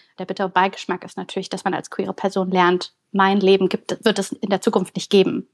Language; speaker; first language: German; early bilingual, other home language; Bulgarian